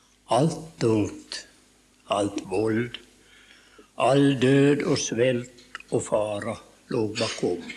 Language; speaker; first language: Swedish; native; Swedish